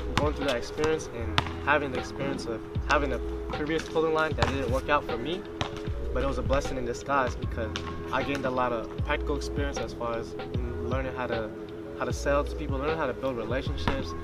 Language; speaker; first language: English; native; English